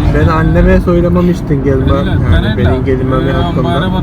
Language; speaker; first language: Turkish; non-native, fluent; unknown